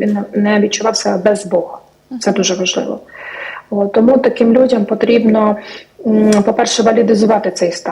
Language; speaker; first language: Ukrainian; native; Ukrainian